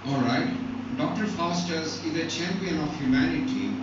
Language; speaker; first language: English; non-native, local second language; Bangla